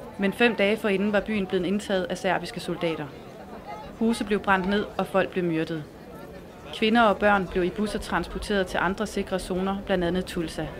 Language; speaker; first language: Danish; native; Danish